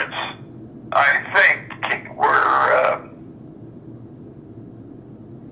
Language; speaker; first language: English; native; English